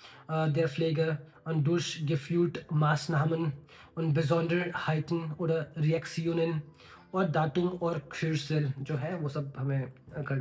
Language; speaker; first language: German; non-native, learner; Hindi